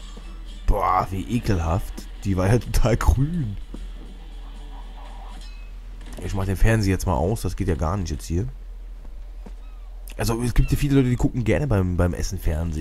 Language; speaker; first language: German; native; German